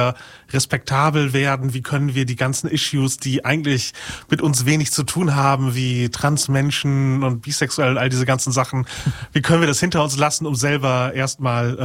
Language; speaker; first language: German; native; German